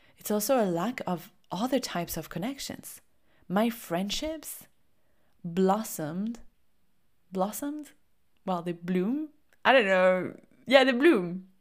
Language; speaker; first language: English; non-native, fluent; French